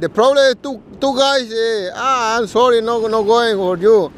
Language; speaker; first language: English; non-native, learner; Spanish